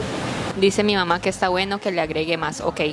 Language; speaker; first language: Spanish; native; Spanish